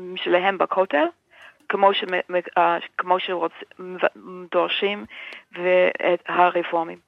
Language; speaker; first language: Hebrew; non-native, fluent; English